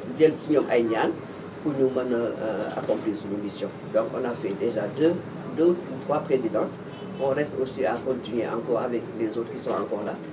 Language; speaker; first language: Wolof; native; Wolof